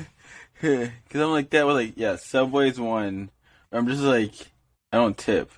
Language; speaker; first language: English; native; English